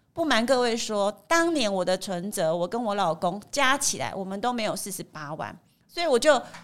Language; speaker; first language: Chinese; native; Chinese